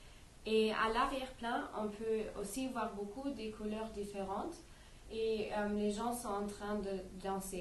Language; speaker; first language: French; non-native, learner; English